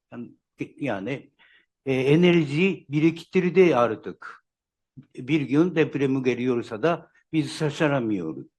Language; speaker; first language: Turkish; non-native, learner; Japanese